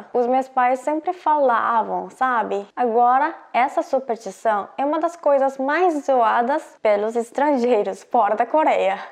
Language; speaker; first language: Portuguese; non-native, fluent; Korean